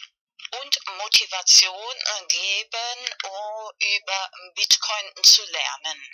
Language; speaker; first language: German; non-native, fluent; Spanish